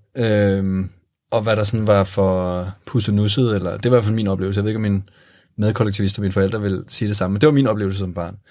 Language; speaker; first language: Danish; native; Danish